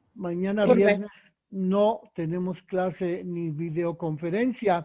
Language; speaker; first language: Spanish; native; Spanish